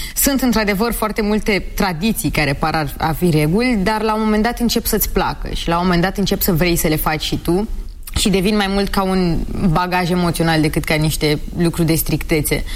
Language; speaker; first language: Romanian; non-native, local second language; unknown